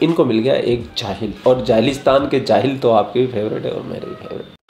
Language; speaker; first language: Hindi; native; Hindi